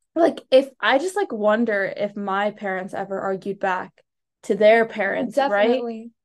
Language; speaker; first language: English; early bilingual, other home language; Telugu